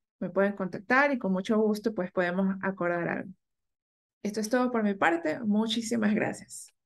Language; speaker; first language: Spanish; native; Spanish